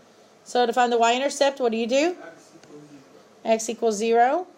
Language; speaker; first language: English; native; English